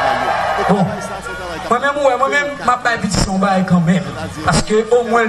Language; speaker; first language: French; non-native, local second language; Haitian Creole